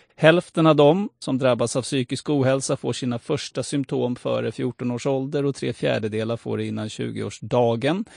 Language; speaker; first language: Swedish; native; Swedish